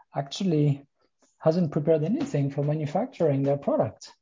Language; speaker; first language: English; non-native, fluent; French